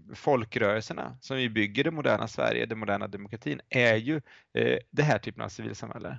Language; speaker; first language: Swedish; native; Swedish